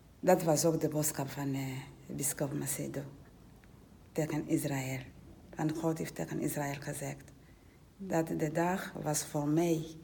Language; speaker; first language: Dutch; non-native, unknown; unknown